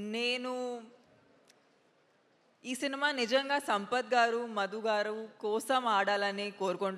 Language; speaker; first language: Telugu; non-native, fluent; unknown